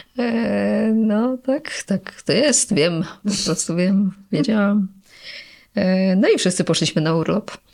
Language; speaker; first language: Polish; native; Polish